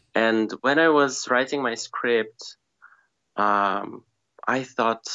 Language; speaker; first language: English; non-native, fluent; Russian